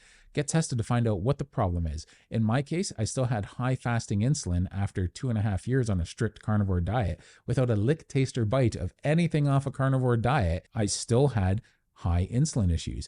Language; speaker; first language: English; native; English